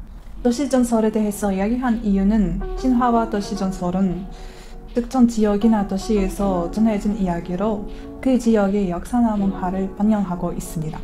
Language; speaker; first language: Korean; non-native, fluent; Kazakh